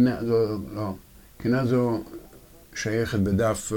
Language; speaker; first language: Hebrew; non-native, fluent; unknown